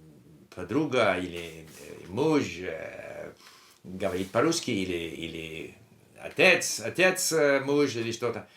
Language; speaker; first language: Russian; non-native, learner; English